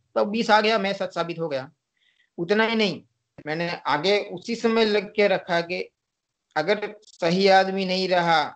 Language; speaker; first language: Hindi; non-native, local second language; Gujarati